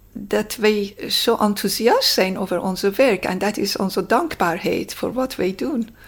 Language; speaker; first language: Dutch; non-native, fluent; Persian